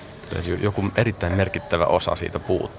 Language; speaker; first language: Finnish; native; Finnish